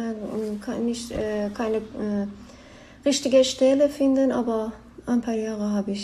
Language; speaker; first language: German; non-native, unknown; Persian